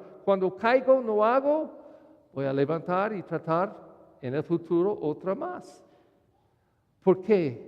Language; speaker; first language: Spanish; non-native, fluent; English